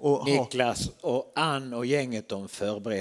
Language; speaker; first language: Swedish; native; Swedish